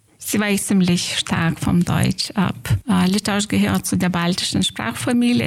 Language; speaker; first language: German; non-native, fluent; Lithuanian